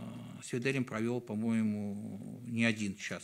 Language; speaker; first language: Russian; native; Russian